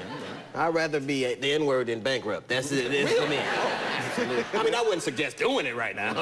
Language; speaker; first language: English; native; English